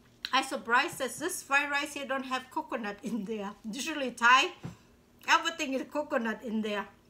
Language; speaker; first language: English; non-native, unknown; Vietnamese